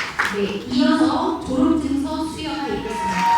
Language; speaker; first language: Korean; native; Korean